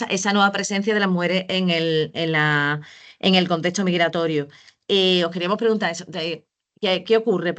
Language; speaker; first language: Spanish; native; Spanish